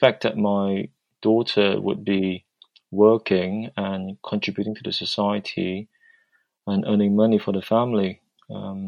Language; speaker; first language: English; non-native, local second language; Cantonese